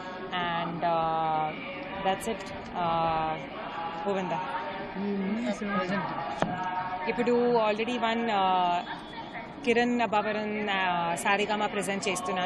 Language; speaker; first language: Telugu; non-native, learner; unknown